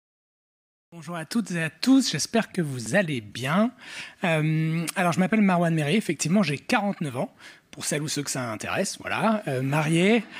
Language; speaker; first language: French; native; French